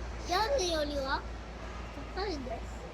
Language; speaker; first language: Japanese; native; Japanese